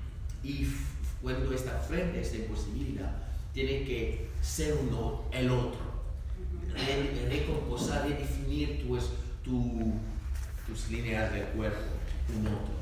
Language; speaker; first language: Spanish; non-native, learner; French